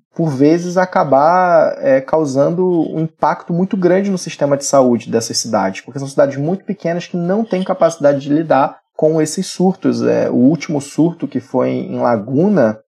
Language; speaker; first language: Portuguese; native; Portuguese